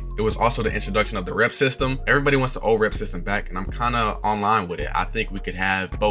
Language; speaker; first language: English; native; English